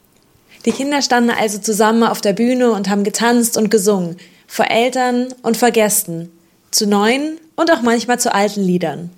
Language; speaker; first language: German; native; German